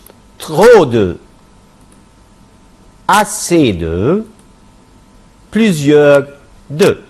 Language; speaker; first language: French; non-native, fluent; Arabic